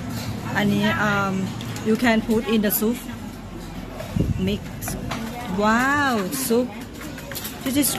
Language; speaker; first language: English; non-native, learner; Thai